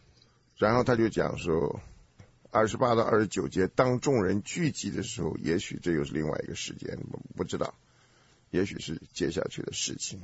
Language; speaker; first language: Chinese; native; Chinese